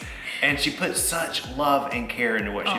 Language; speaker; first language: English; native; English